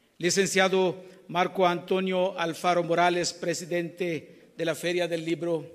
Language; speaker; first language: Spanish; non-native, learner; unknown